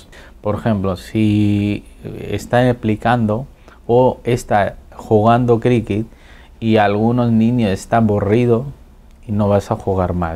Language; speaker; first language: Spanish; non-native, learner; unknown